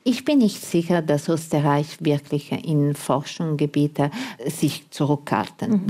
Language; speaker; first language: German; non-native, fluent; Italian